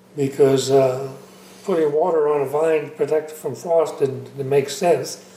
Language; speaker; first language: English; native; English